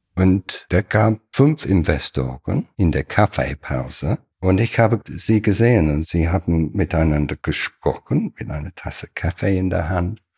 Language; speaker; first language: German; non-native, fluent; English